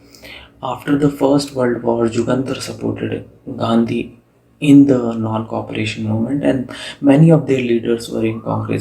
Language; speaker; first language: English; non-native, local second language; Hindi